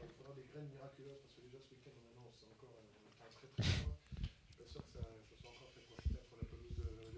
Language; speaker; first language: French; native; French